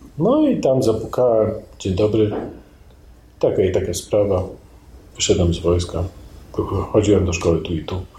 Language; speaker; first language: Polish; native; Polish